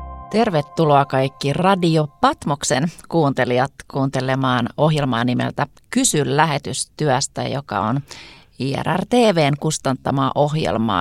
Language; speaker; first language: Finnish; native; Finnish